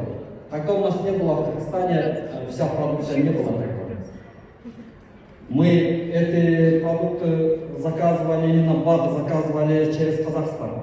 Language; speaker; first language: Russian; non-native, local second language; Kyrgyz